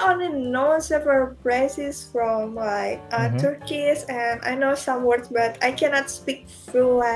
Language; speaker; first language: English; non-native, learner; Indonesian